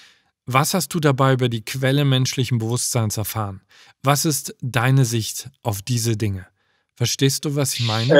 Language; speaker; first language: German; native; German